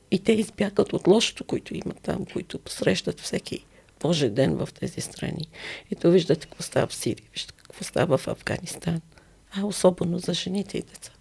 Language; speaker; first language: Bulgarian; non-native, fluent; Arabic